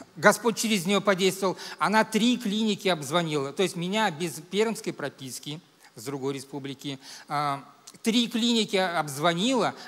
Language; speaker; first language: Russian; native; Russian